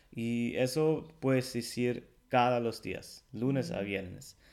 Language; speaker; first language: Spanish; non-native, fluent; German